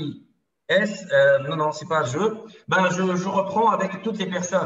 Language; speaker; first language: French; non-native, local second language; Arabic